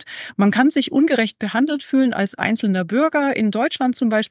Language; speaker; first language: German; native; German